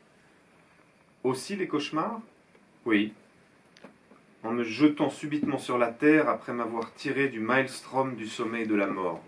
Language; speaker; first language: French; native; French